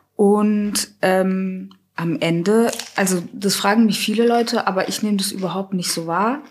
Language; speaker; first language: German; early bilingual, other home language; Russian